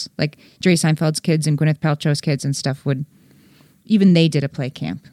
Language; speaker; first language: English; native; English